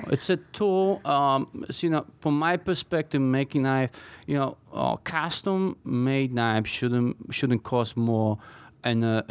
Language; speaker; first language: English; non-native, fluent; Polish